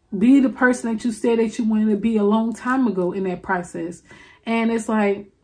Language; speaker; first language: English; native; English